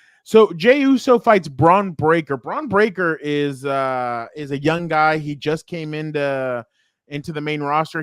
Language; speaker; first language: English; native; English